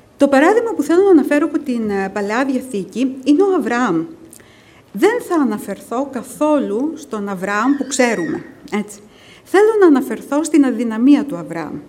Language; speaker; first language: Greek; early bilingual, other home language; English